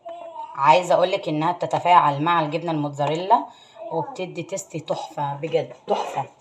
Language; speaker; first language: Arabic; native; Arabic